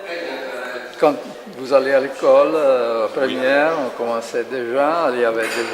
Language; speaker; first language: French; non-native, fluent; Italian